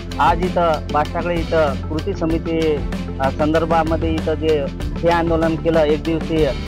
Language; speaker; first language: Marathi; non-native, local second language; Lambadi